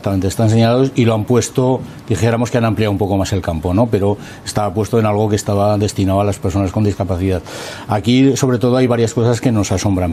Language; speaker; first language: Spanish; native; Spanish